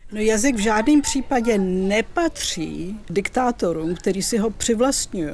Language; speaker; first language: Czech; early bilingual, other home language; Russian